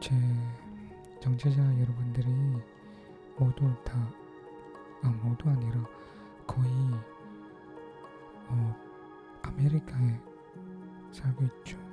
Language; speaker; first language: Korean; non-native, learner; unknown